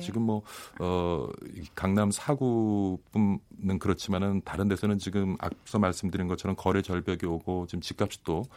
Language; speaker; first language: Korean; native; Korean